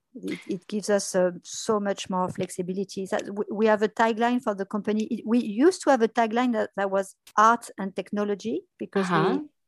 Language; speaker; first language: English; non-native, fluent; French